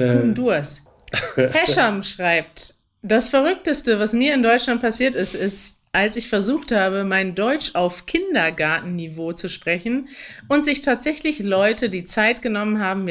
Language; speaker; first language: German; native; German